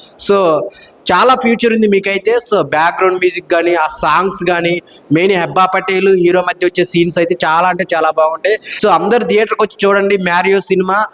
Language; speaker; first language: Telugu; native; Telugu